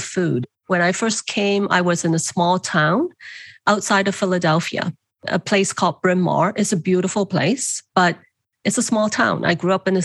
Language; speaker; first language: English; non-native, local second language; Cantonese